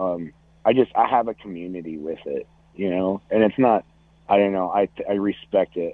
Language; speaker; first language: English; native; English